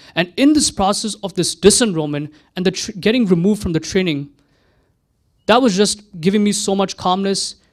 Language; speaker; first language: English; early bilingual, other home language; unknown